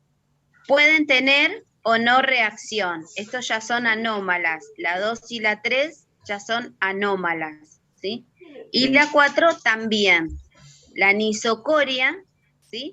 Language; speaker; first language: Spanish; native; Spanish